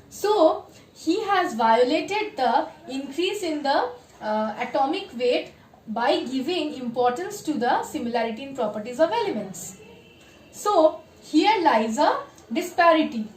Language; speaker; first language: English; non-native, local second language; Bangla